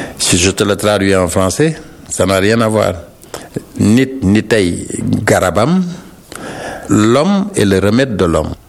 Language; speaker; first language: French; non-native, local second language; Wolof